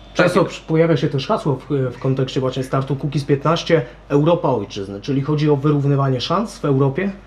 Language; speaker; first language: Polish; native; Polish